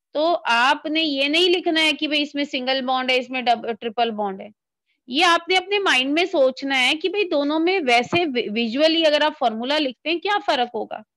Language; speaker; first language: Hindi; native; Hindi